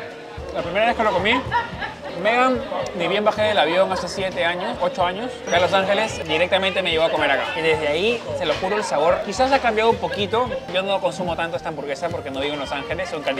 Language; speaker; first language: Spanish; native; Spanish